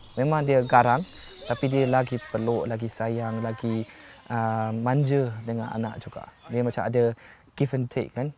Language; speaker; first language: Malay; non-native, fluent; German